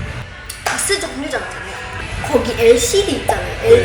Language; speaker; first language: Korean; non-native, fluent; Indonesian